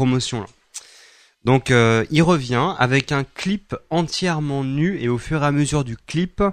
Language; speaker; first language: French; native; French